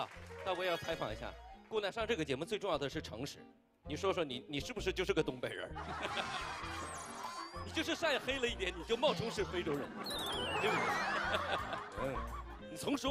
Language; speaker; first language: Chinese; native; Chinese